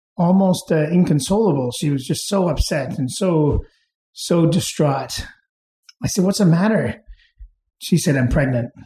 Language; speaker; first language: English; native; English